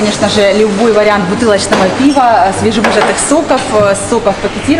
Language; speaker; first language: Russian; native; Russian